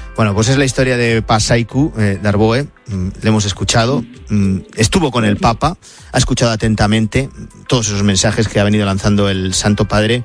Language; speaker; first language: Spanish; native; Spanish